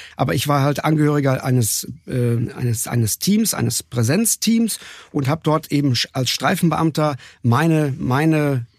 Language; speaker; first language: German; native; German